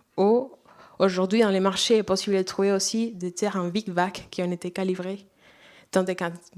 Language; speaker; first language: French; non-native, fluent; Spanish